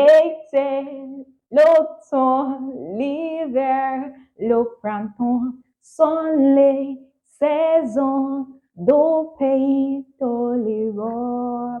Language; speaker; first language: French; non-native, fluent; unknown